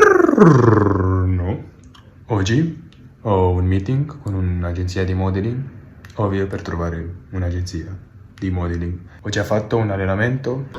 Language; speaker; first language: Italian; non-native, learner; Spanish